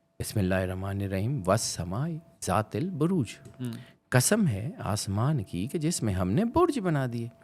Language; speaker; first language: Urdu; non-native, local second language; Punjabi